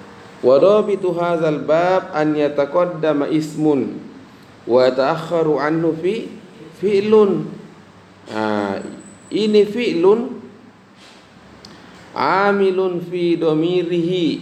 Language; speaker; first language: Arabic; non-native, fluent; Indonesian